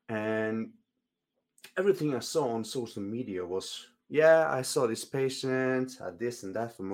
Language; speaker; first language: English; non-native, fluent; Norwegian